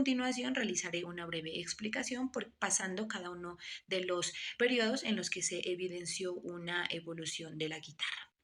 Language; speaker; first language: Spanish; native; Spanish